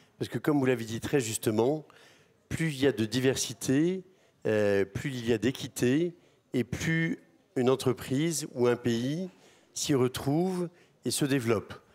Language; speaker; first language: French; native; French